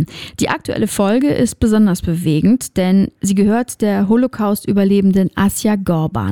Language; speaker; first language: German; native; German